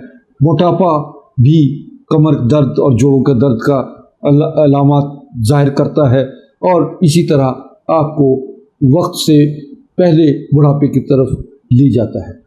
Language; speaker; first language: Urdu; native; Urdu